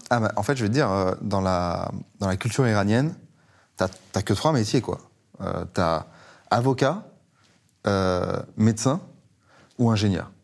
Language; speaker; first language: French; early bilingual, other home language; Persian